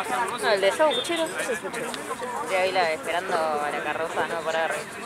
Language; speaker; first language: Spanish; native; Spanish